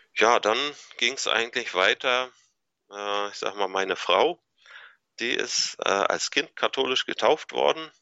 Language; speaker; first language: German; native; German